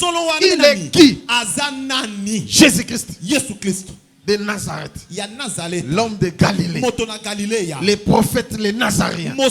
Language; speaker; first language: French; non-native, local second language; Lingala